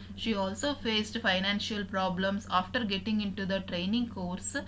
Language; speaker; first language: English; non-native, local second language; Kannada